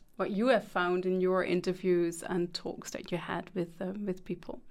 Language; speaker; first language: English; non-native, fluent; Dutch